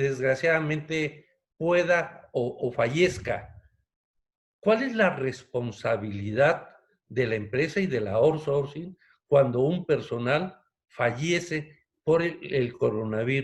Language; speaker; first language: Spanish; native; Spanish